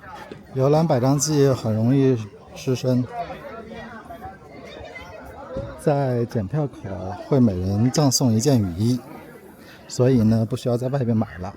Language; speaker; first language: Chinese; native; Chinese